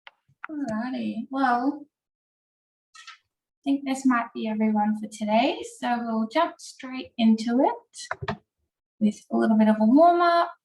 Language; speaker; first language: English; native; English